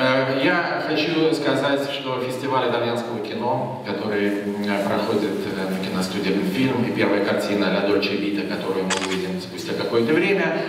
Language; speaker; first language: Russian; native; Russian